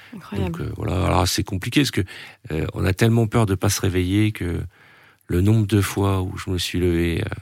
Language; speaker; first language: French; native; French